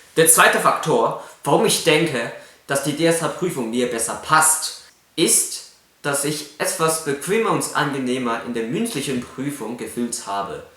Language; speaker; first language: German; non-native, fluent; Cantonese